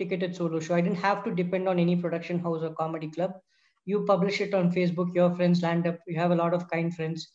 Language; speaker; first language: English; non-native, local second language; Tamil